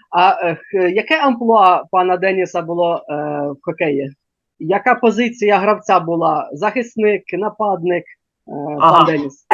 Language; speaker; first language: Ukrainian; native; Ukrainian